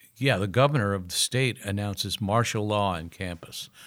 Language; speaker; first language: English; native; English